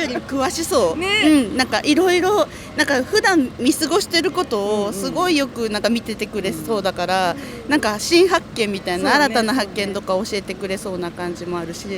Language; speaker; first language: Japanese; native; Japanese